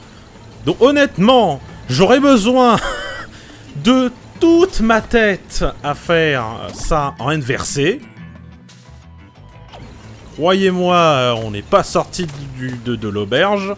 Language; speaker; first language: French; native; French